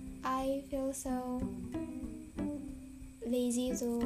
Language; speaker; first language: English; non-native, learner; Indonesian